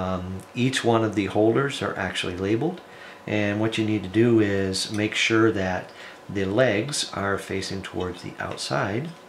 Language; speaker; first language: English; native; English